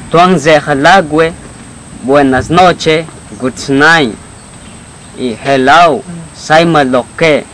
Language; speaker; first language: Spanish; non-native, local second language; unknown